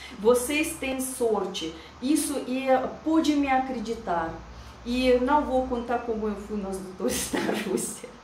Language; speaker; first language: Portuguese; non-native, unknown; Russian